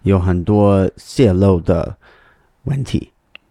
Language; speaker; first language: Chinese; non-native, learner; English